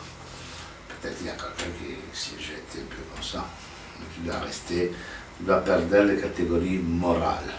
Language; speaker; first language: French; non-native, fluent; Italian